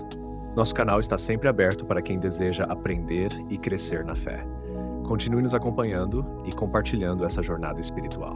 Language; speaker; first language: Portuguese; native; Portuguese